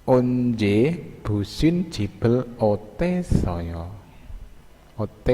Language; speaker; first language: Korean; non-native, learner; Indonesian